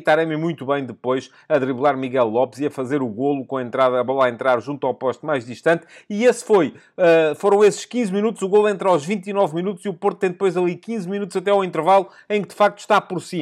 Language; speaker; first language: Portuguese; native; Portuguese